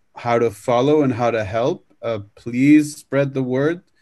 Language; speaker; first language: English; native; English